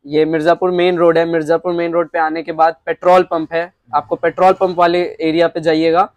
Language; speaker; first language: Hindi; native; Hindi